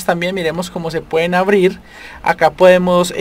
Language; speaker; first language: Spanish; native; Spanish